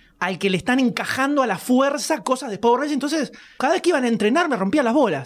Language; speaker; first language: Spanish; native; Spanish